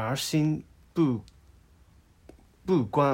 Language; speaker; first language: Chinese; non-native, learner; Japanese